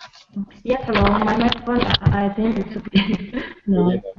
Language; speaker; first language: English; non-native, learner; Russian